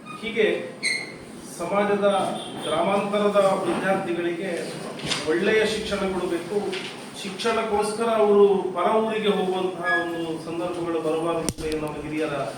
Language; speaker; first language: Kannada; native; Kannada